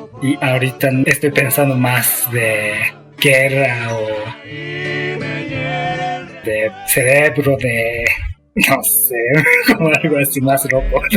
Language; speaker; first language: Spanish; non-native, learner; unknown